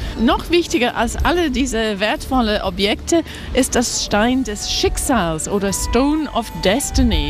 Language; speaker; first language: German; non-native, fluent; English